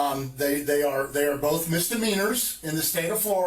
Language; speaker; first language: English; native; English